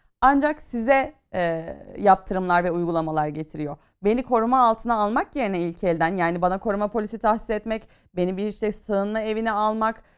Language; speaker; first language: Turkish; native; Turkish